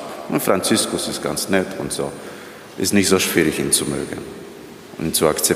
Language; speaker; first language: German; non-native, fluent; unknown